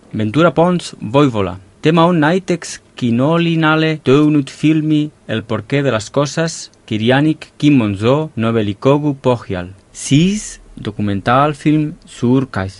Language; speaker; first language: Estonian; non-native, fluent; Catalan